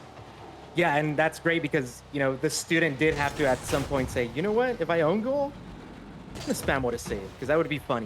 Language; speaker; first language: English; native; English